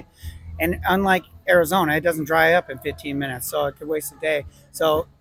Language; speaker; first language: English; native; English